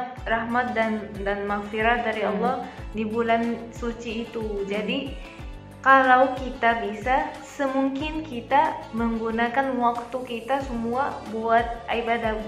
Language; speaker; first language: Indonesian; non-native, fluent; Arabic